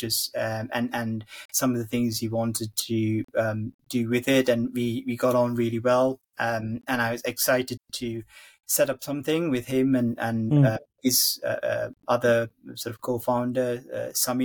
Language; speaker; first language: English; non-native, local second language; Sinhala